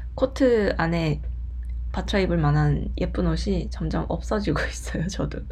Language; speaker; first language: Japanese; non-native, fluent; Korean